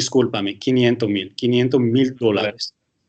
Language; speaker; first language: Spanish; early bilingual, heritage; English